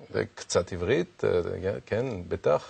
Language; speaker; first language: Hebrew; non-native, learner; French